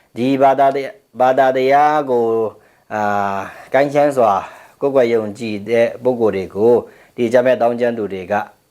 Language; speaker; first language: Burmese; non-native, local second language; Pa'o Karen